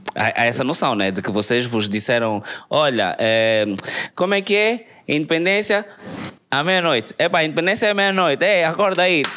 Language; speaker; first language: Portuguese; native; Portuguese